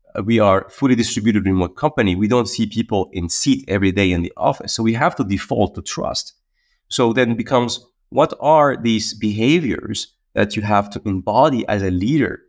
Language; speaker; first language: English; non-native, fluent; Arabic